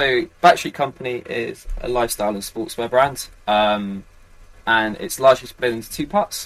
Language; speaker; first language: English; native; English